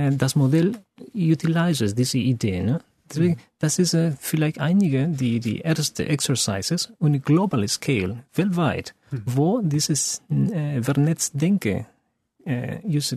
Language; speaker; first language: German; non-native, fluent; Spanish